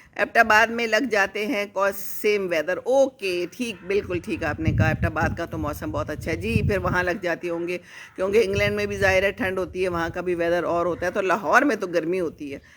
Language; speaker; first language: Urdu; native; Urdu